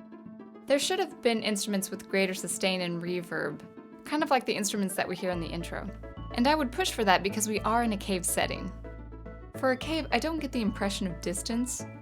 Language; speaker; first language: English; native; English